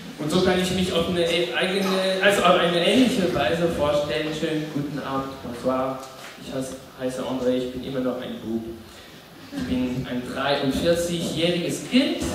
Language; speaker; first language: German; non-native, fluent; French